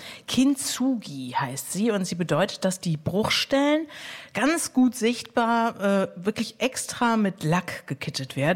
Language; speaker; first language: German; native; German